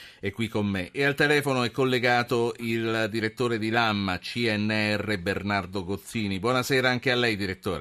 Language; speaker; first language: Italian; native; Italian